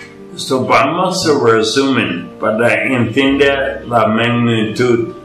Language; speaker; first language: Spanish; non-native, fluent; English